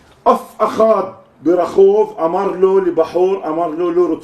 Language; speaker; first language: Hebrew; non-native, local second language; Arabic